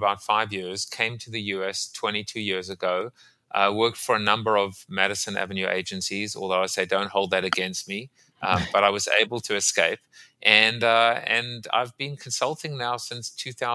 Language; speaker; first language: English; native; English